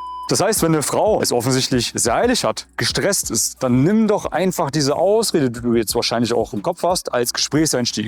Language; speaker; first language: German; native; German